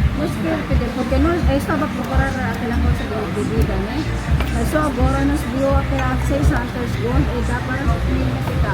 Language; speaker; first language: Portuguese; non-native, learner; Filipino